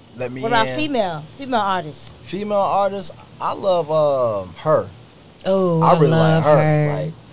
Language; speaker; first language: English; native; English